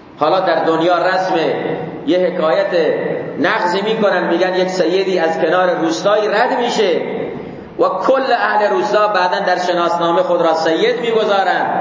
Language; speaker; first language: Persian; non-native, local second language; Baluchi